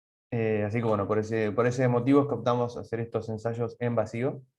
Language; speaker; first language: Spanish; native; Spanish